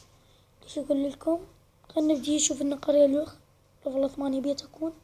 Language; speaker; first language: Arabic; native; Arabic